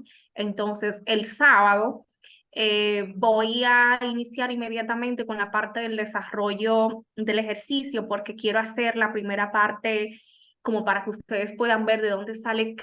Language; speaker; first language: Spanish; native; Spanish